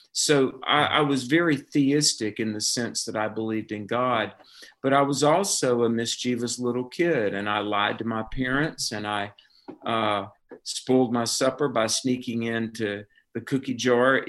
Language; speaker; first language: English; native; English